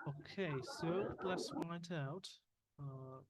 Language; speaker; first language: English; non-native, fluent; Bangla